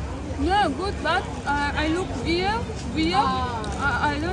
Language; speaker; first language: English; non-native, learner; Turkmen